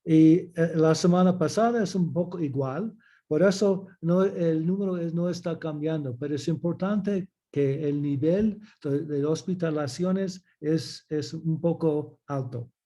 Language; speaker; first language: Spanish; early bilingual, heritage; English